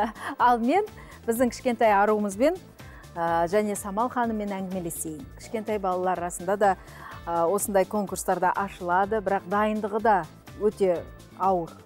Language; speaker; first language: Kazakh; native; Kazakh